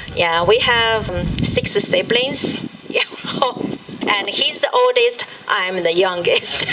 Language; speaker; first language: English; non-native, learner; Chinese